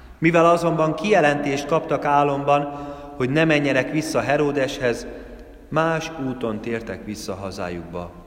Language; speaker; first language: Hungarian; native; Hungarian